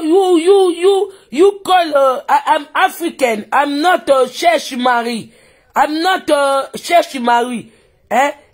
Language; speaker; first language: English; non-native, learner; Lingala